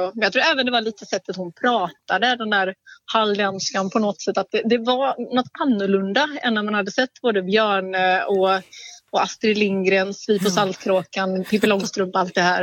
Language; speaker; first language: Swedish; native; Swedish